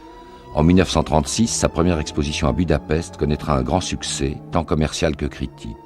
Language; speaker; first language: French; native; French